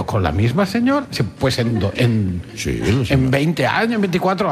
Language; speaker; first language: Spanish; native; Spanish